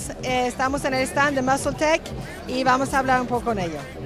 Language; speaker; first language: Spanish; native; Spanish